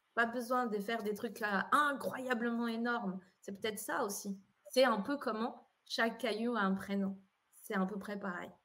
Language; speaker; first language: French; non-native, fluent; Spanish